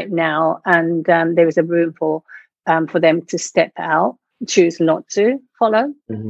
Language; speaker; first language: English; non-native, fluent; Japanese